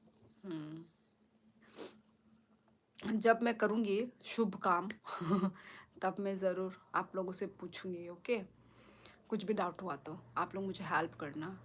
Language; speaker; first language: Hindi; non-native, local second language; Kok Borok